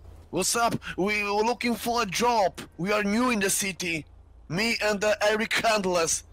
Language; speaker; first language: English; non-native, learner; Polish